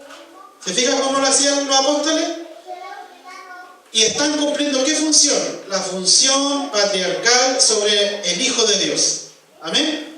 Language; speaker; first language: Spanish; native; Spanish